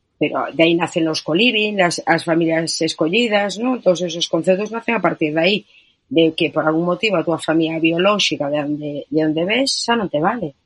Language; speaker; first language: Galician; non-native, local second language; Spanish